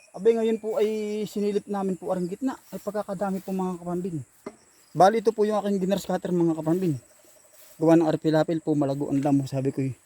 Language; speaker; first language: Filipino; native; Filipino